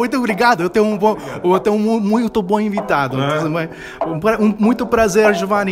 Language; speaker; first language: Portuguese; non-native, fluent; Spanish